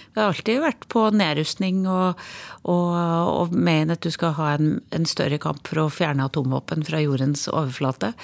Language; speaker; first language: Norwegian; native; Norwegian